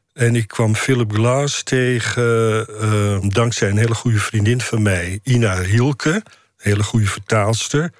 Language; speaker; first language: Dutch; native; Dutch